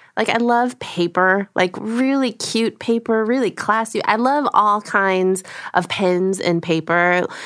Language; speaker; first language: English; early bilingual, other home language; Korean